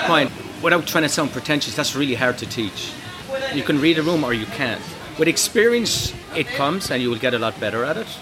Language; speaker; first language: English; native; English